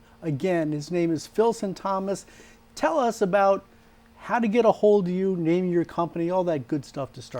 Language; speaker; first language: English; native; English